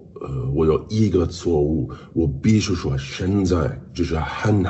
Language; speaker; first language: Chinese; non-native, learner; English